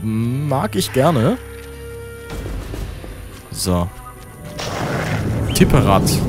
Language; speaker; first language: German; native; German